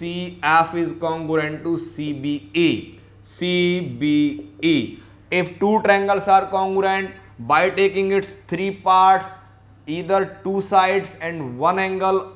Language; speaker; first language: English; non-native, local second language; Hindi